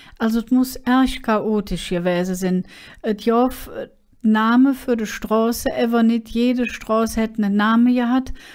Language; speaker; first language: German; native; German